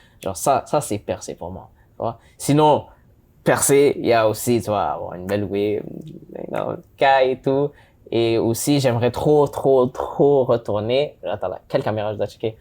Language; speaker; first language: French; early bilingual, other home language; English